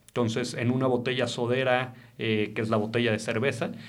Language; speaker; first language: Spanish; native; Spanish